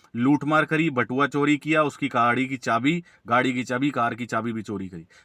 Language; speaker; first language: Hindi; non-native, local second language; Punjabi